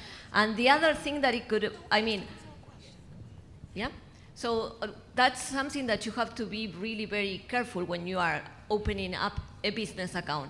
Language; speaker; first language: English; non-native, fluent; Spanish